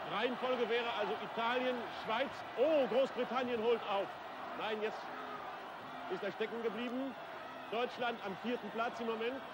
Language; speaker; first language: German; native; German